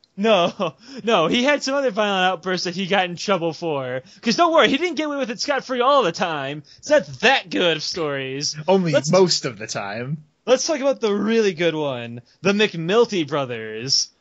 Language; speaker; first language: English; native; English